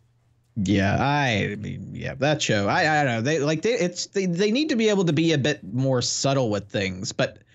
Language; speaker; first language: English; native; English